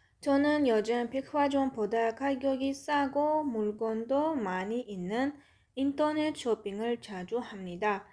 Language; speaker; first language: Korean; non-native, fluent; Uzbek